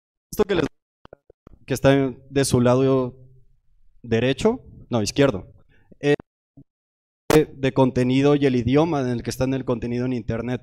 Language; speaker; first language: Spanish; native; Spanish